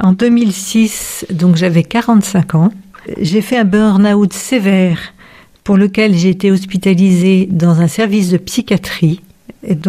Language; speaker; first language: French; native; French